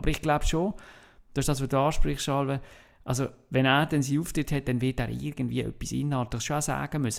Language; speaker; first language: German; native; German